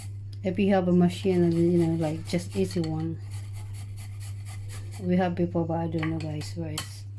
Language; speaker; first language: English; non-native, learner; Filipino